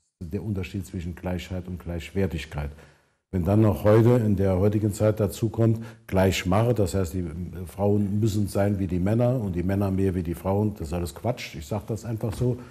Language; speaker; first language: German; native; German